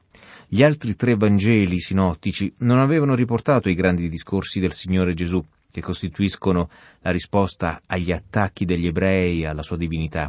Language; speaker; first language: Italian; native; Italian